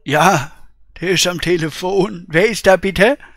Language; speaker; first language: German; native; German